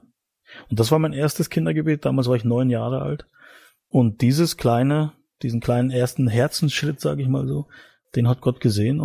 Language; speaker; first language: German; native; German